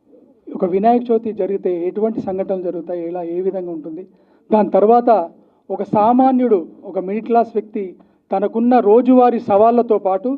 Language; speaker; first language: Telugu; native; Telugu